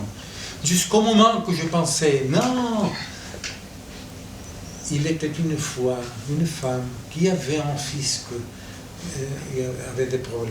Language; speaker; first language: French; non-native, fluent; Catalan